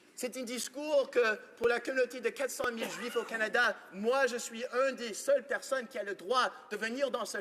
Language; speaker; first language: French; non-native, local second language; English